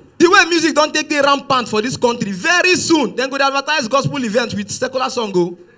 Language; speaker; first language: Nigerian Pidgin; non-native, local second language; Yoruba